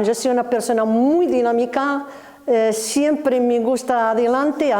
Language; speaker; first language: Spanish; non-native, learner; Arabic